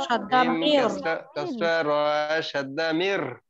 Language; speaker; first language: Arabic; non-native, learner; Bangla